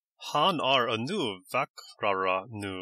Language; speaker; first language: Swedish; non-native, learner; English